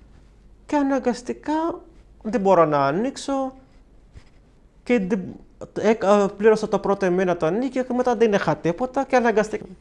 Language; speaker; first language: Greek; non-native, fluent; Arabic